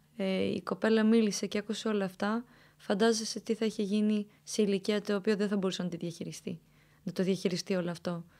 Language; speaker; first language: Greek; early bilingual, other home language; Romanian